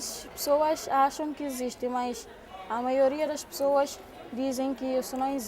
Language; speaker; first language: Portuguese; non-native, local second language; Kabuverdianu